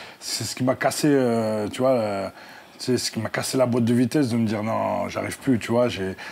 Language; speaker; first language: French; native; French